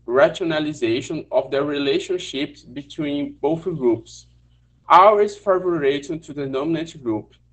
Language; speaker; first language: English; non-native, learner; Portuguese